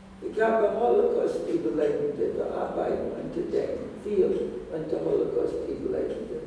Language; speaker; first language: German; non-native, fluent; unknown